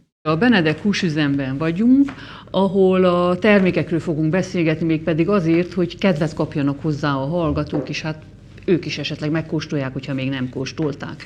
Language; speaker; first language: Hungarian; native; Hungarian